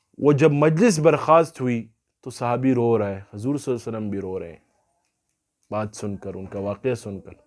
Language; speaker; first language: Urdu; non-native, local second language; Pashto